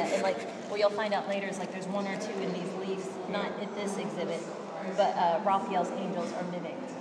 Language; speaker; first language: English; native; English